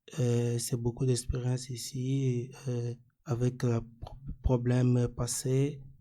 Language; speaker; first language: French; non-native, learner; Portuguese